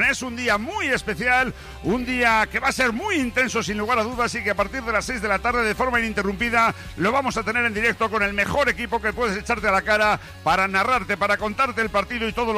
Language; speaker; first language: Spanish; native; Spanish